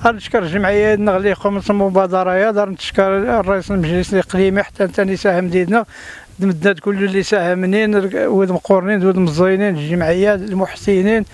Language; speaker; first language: Arabic; non-native, local second language; Tachelhit